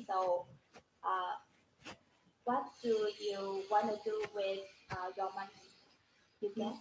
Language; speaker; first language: English; non-native, learner; Vietnamese